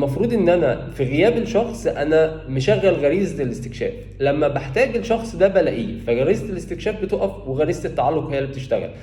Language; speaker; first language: Arabic; native; Arabic